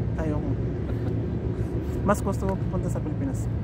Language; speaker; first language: Filipino; non-native, learner; Persian